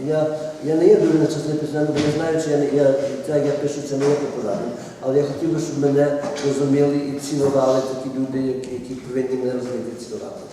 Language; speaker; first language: Ukrainian; early bilingual, heritage; Ukrainian